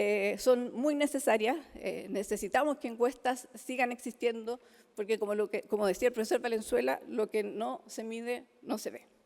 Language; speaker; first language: Spanish; native; Spanish